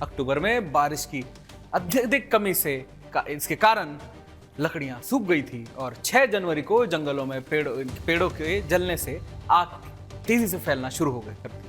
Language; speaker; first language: Hindi; native; Hindi